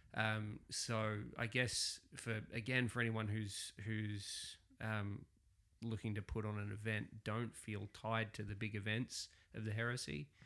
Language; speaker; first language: English; native; English